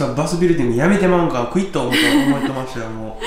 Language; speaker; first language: Japanese; native; Japanese